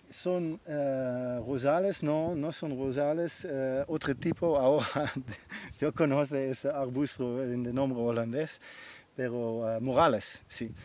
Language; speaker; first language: Spanish; non-native, learner; Dutch